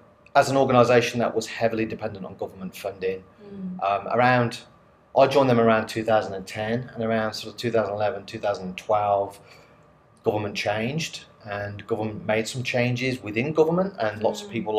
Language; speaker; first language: English; native; English